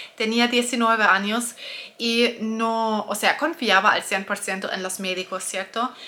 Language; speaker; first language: Spanish; non-native, fluent; German